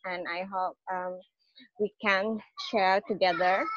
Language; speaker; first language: English; non-native, fluent; Indonesian